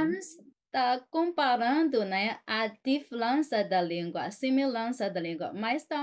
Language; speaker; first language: Portuguese; non-native, fluent; Chinese